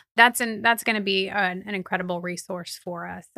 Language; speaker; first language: English; native; English